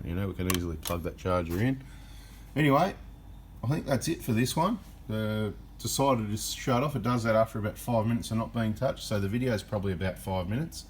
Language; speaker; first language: English; native; English